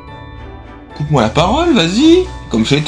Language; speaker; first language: French; native; French